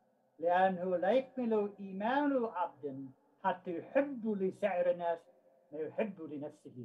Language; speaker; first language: Arabic; non-native, fluent; English